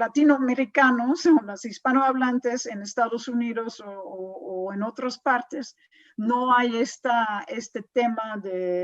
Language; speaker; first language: Spanish; non-native, fluent; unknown